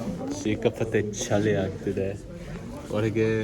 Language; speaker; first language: Kannada; non-native, learner; English